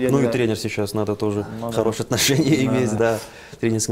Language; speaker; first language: Russian; native; Russian